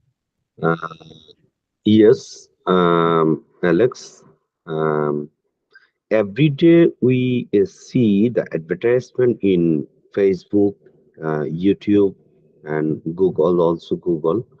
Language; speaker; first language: English; non-native, learner; Bangla